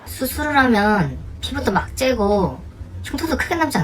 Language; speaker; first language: Korean; native; Korean